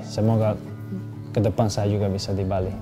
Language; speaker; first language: Indonesian; non-native, fluent; Serbian